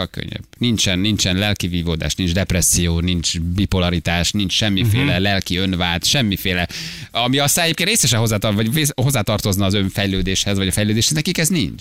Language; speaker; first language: Hungarian; native; Hungarian